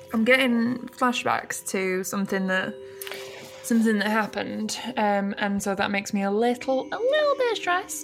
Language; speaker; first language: English; native; English